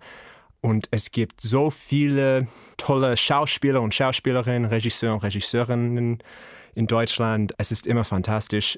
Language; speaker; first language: German; non-native, learner; English